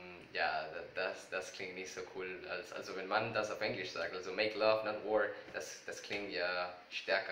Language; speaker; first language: German; non-native, learner; Spanish